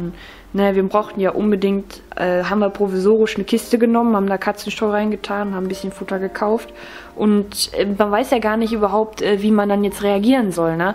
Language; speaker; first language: German; native; German